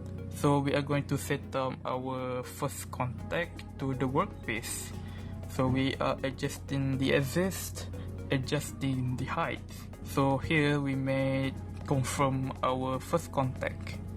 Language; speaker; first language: English; non-native, local second language; Malay